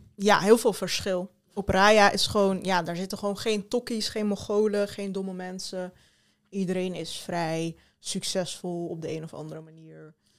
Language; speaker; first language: Dutch; early bilingual, other home language; Turkish